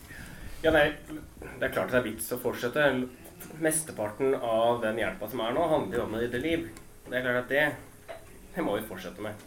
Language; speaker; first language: Norwegian; native; Norwegian